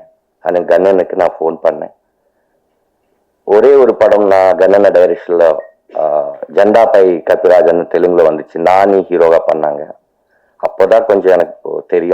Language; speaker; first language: Tamil; non-native, learner; Telugu